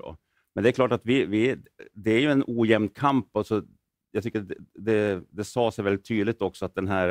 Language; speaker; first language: Swedish; native; Swedish